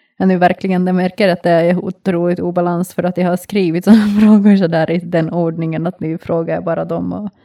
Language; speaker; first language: Swedish; non-native, local second language; Finnish